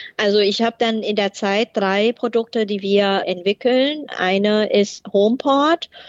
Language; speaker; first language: German; non-native, fluent; Thai